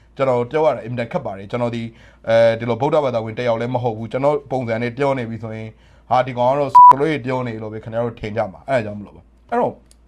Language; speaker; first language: Burmese; native; Burmese